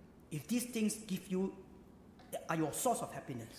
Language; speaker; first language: English; non-native, local second language; Chinese